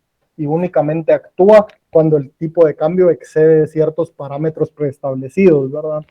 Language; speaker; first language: Spanish; native; Spanish